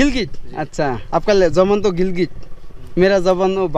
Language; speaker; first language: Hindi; non-native, learner; Bangla